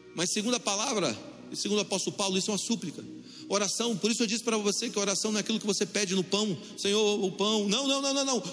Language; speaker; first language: Portuguese; native; Portuguese